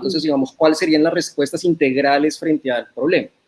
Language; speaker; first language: Spanish; native; Spanish